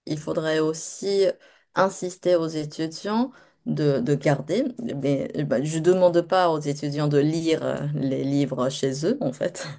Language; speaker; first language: French; non-native, fluent; Japanese